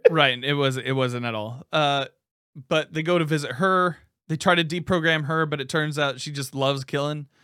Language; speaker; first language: English; native; English